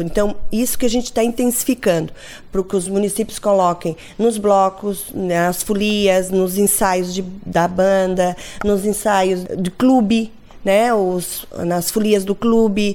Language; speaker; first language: Portuguese; native; Portuguese